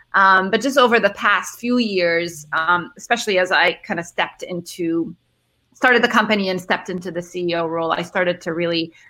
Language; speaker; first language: English; early bilingual, other home language; Arabic